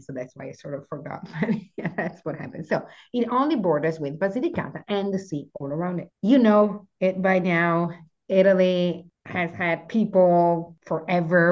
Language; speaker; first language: English; non-native, fluent; Italian